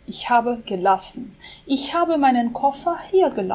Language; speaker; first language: German; non-native, fluent; Portuguese